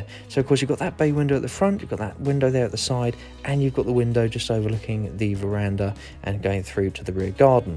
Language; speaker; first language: English; native; English